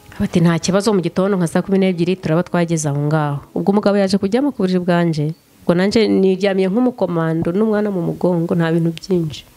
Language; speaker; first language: Kinyarwanda; native; Kinyarwanda